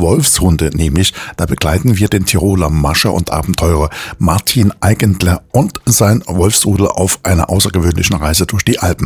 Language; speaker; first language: German; native; German